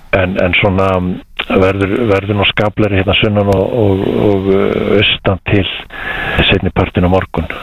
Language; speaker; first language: Icelandic; native; Icelandic